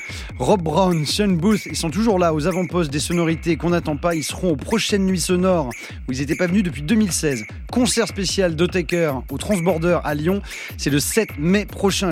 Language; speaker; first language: French; native; French